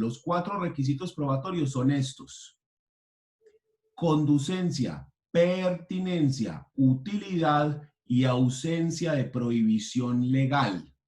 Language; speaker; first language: Spanish; native; Spanish